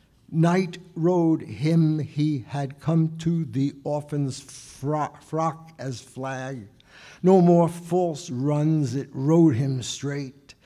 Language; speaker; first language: English; native; English